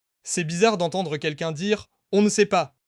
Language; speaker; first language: French; native; French